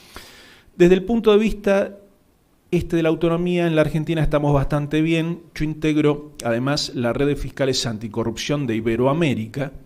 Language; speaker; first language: Spanish; native; Spanish